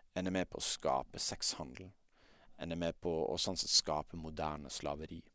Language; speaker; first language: Norwegian; native; Norwegian